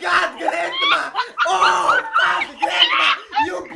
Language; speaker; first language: English; non-native, learner; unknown